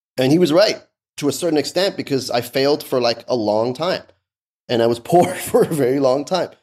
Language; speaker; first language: English; early bilingual, other home language; Persian